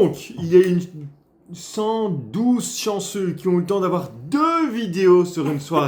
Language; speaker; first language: French; native; French